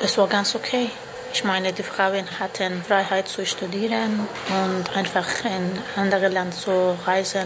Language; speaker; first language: German; non-native, fluent; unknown